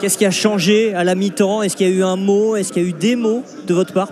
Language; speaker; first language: French; native; French